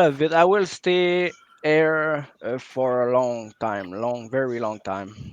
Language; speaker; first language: English; non-native, local second language; French